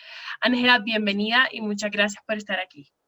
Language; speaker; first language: Spanish; native; Spanish